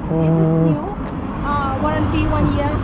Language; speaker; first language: English; non-native, learner; Thai